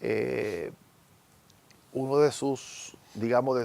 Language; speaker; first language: Spanish; native; Spanish